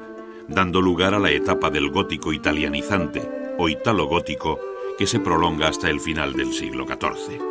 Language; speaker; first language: Spanish; native; Spanish